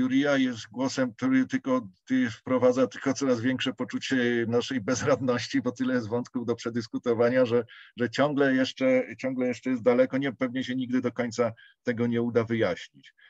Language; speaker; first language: Polish; native; Polish